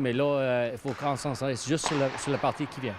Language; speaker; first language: French; non-native, fluent; English